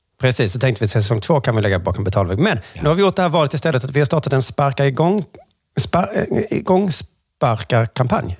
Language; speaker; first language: Swedish; native; Swedish